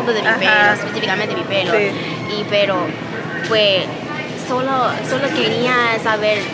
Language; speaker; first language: Spanish; non-native, learner; English